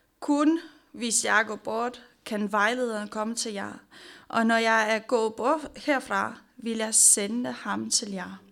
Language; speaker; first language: Danish; non-native, fluent; Romanian